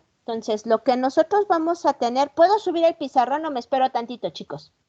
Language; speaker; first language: Spanish; native; Spanish